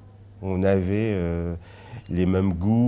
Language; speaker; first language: French; early bilingual, other home language; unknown